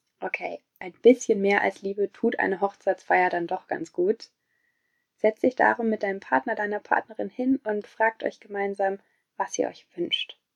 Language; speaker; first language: German; native; German